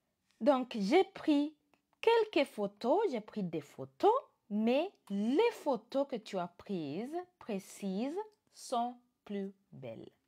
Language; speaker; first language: French; non-native, fluent; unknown